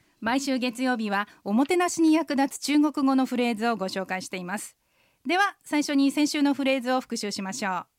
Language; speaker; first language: Japanese; native; Japanese